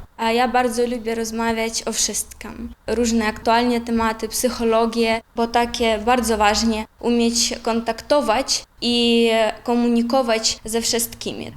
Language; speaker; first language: Polish; non-native, learner; Ukrainian